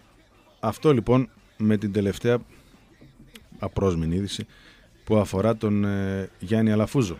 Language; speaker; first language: Greek; native; Greek